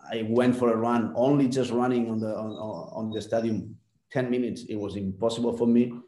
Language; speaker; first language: English; non-native, fluent; Spanish